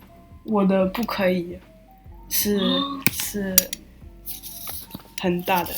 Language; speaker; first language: Chinese; non-native, learner; French